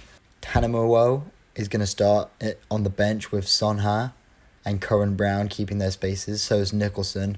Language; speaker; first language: English; native; English